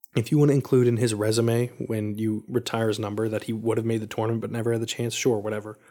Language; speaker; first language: English; native; English